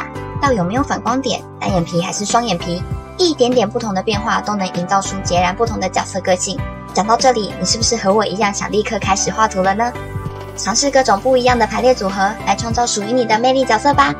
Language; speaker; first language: Chinese; native; Chinese